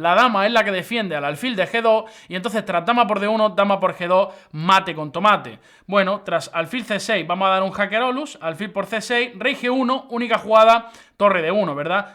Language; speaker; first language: Spanish; native; Spanish